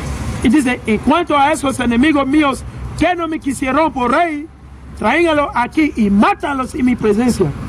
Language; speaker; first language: Spanish; non-native, learner; English